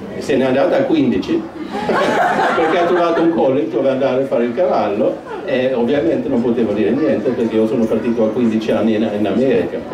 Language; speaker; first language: Italian; non-native, fluent; Swedish